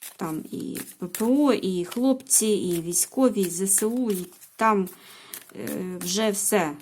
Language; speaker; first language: Ukrainian; non-native, local second language; Russian